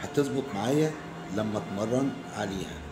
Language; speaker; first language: Arabic; native; Arabic